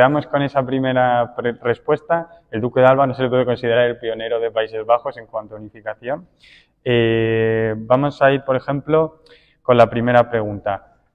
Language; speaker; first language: Spanish; native; Spanish